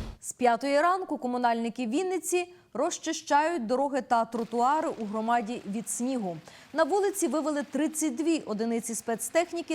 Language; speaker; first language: Ukrainian; native; Ukrainian